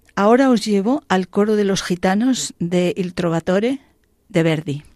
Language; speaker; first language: Spanish; native; Spanish